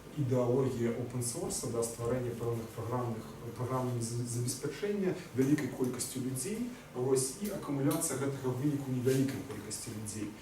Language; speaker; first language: Belarusian; non-native, local second language; Russian